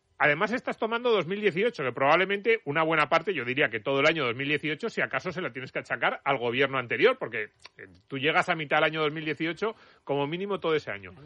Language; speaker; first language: Spanish; native; Spanish